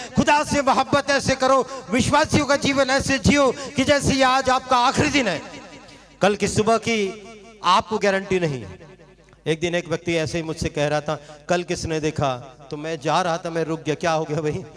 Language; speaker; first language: Hindi; non-native, local second language; Marathi